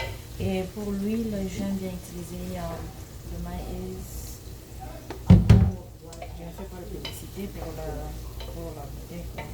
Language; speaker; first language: French; non-native, local second language; Lingala